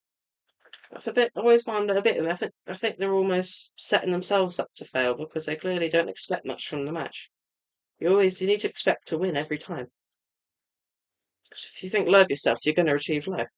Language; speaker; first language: English; native; English